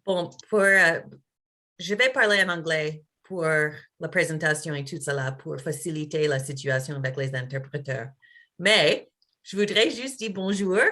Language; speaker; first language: French; non-native, fluent; English